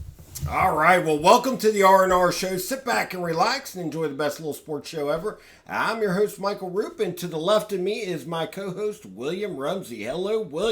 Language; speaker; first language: English; native; English